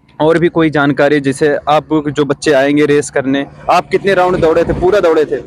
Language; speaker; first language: Hindi; native; Hindi